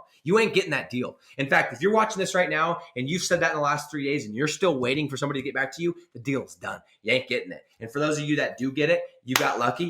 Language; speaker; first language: English; native; English